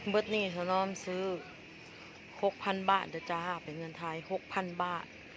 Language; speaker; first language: Thai; native; Thai